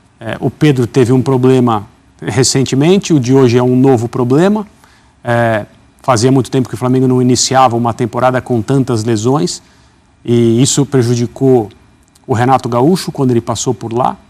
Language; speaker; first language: Portuguese; native; Portuguese